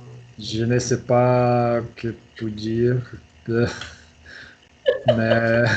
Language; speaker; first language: French; non-native, learner; Portuguese